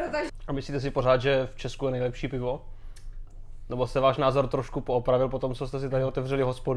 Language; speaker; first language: Czech; native; Czech